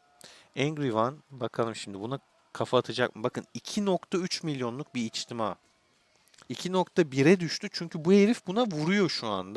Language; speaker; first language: Turkish; native; Turkish